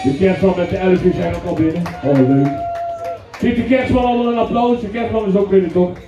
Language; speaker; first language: Dutch; early bilingual, other home language; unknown